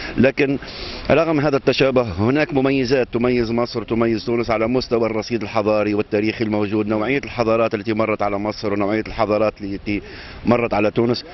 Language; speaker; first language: Arabic; native; Arabic